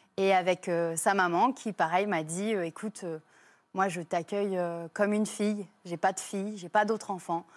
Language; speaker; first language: French; native; French